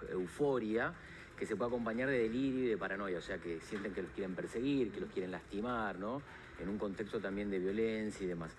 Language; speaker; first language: Spanish; native; Spanish